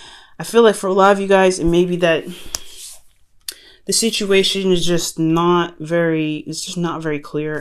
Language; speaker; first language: English; native; English